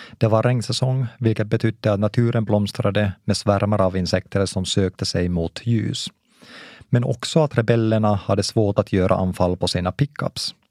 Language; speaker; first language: Swedish; non-native, local second language; Finnish